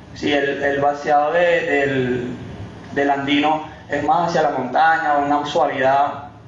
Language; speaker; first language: Spanish; native; Spanish